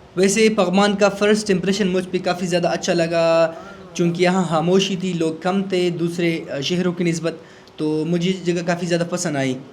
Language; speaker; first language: Urdu; non-native, local second language; Pashto